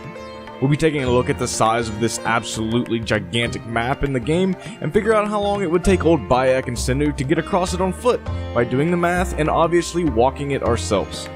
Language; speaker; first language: English; native; English